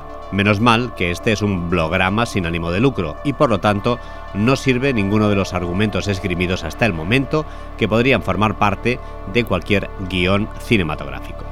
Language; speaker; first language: Spanish; native; Spanish